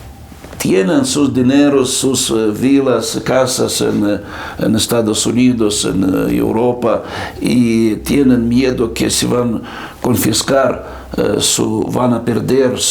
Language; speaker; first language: Spanish; non-native, fluent; Russian